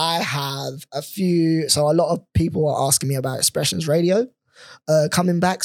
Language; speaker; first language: English; native; English